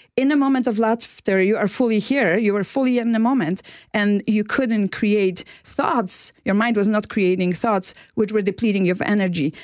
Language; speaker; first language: English; non-native, fluent; Polish